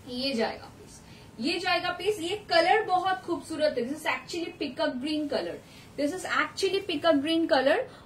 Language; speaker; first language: Hindi; non-native, local second language; Bangla